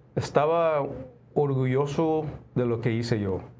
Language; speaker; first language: Spanish; early bilingual, heritage; Spanish